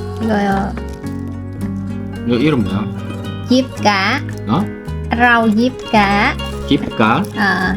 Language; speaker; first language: Korean; non-native, learner; Vietnamese